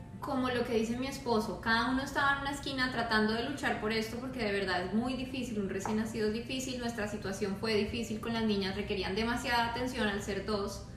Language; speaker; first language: Spanish; native; Spanish